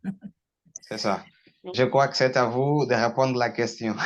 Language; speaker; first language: French; non-native, learner; Portuguese